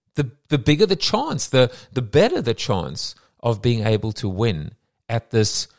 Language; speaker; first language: English; native; English